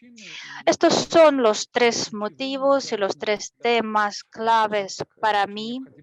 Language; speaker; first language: Spanish; non-native, fluent; Russian